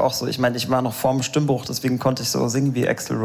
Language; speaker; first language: German; native; German